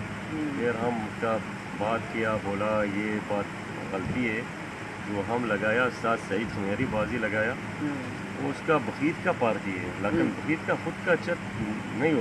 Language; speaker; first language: Hindi; non-native, learner; Arabic